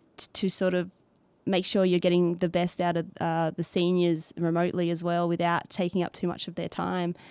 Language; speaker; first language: English; native; English